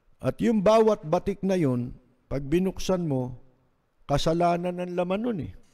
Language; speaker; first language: Filipino; native; Filipino